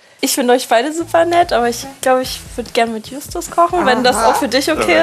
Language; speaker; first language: German; native; German